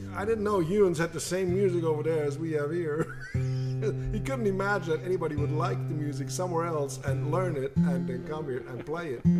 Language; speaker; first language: English; non-native, fluent; German